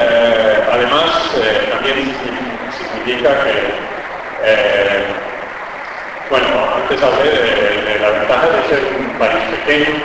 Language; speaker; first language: Spanish; non-native, fluent; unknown